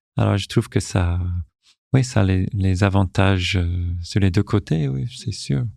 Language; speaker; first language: French; non-native, local second language; English